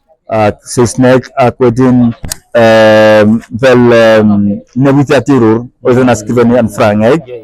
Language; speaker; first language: Welsh; non-native, fluent; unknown